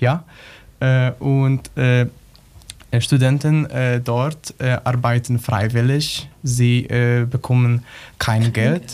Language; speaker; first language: German; non-native, learner; Polish